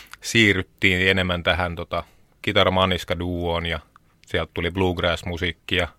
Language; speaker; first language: Finnish; native; Finnish